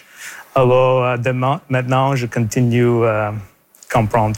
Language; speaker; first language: French; non-native, local second language; English